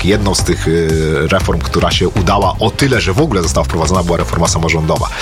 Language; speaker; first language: Polish; native; Polish